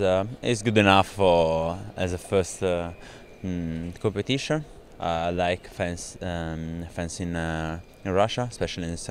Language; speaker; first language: English; non-native, learner; Italian